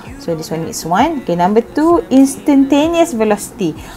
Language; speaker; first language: English; non-native, local second language; Malay